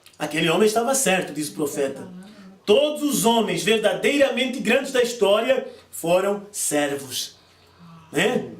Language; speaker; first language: Portuguese; native; Portuguese